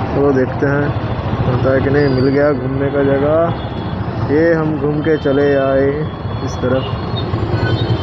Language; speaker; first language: Hindi; non-native, local second language; Bangla